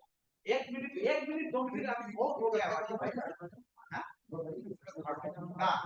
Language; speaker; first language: Hindi; non-native, local second language; Bangla